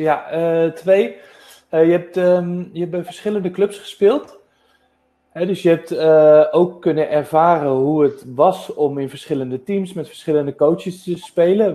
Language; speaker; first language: Dutch; native; Dutch